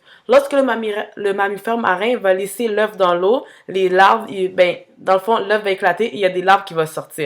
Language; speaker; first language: French; native; French